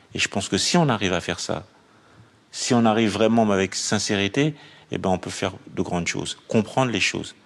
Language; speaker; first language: French; native; French